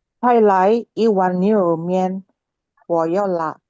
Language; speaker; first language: Chinese; non-native, learner; Indonesian